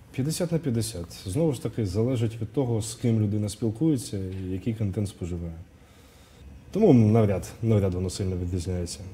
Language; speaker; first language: Ukrainian; non-native, local second language; Russian